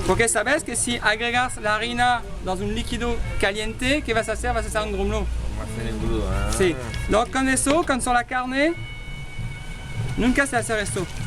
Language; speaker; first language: Spanish; non-native, learner; French